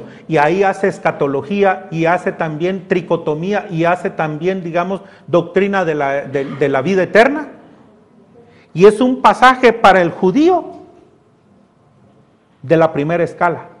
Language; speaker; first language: Spanish; native; Spanish